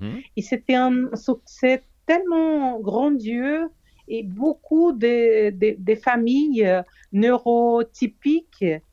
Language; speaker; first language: French; non-native, fluent; Portuguese